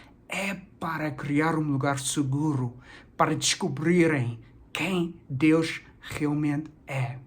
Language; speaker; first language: Portuguese; non-native, fluent; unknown